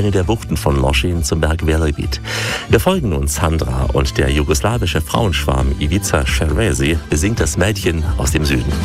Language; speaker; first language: German; native; German